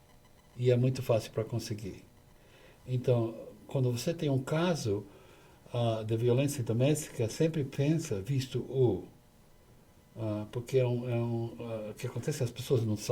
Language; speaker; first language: Portuguese; non-native, fluent; English